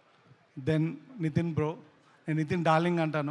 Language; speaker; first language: Telugu; native; Telugu